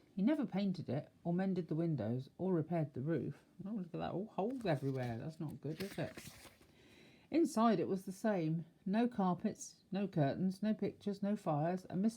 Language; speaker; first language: English; native; English